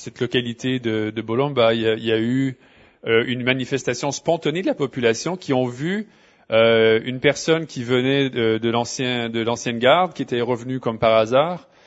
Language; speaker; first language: French; native; French